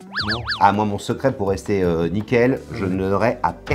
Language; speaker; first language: French; native; French